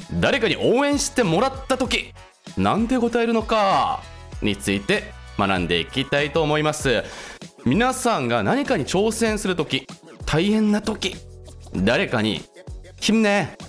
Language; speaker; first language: Japanese; non-native, fluent; Korean